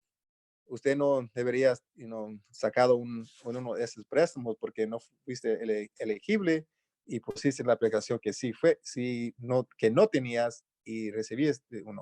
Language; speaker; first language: Spanish; early bilingual, heritage; Spanish